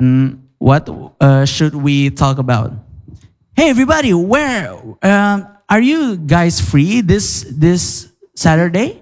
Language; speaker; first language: English; non-native, learner; Indonesian